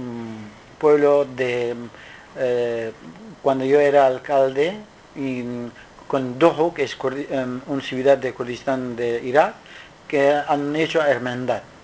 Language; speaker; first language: Spanish; non-native, learner; Kurdish